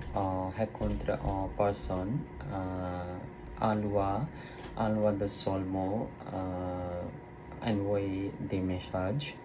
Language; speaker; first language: French; non-native, learner; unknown